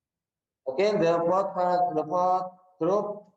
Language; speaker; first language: English; non-native, learner; Indonesian